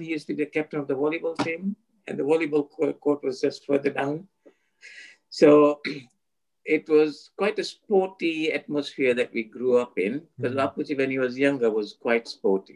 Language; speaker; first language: English; non-native, local second language; Gujarati